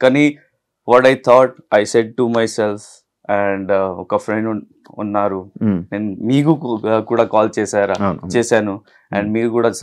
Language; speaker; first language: Telugu; non-native, learner; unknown